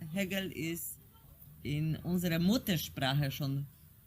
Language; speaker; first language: German; non-native, fluent; Polish